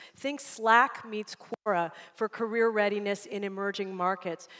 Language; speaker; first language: English; native; English